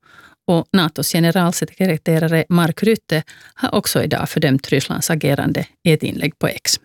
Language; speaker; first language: Swedish; native; Swedish